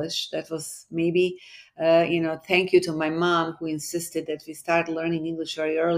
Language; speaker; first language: English; non-native, fluent; Bosnian